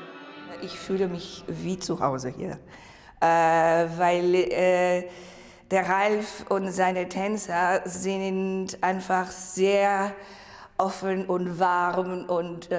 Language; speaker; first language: German; non-native, fluent; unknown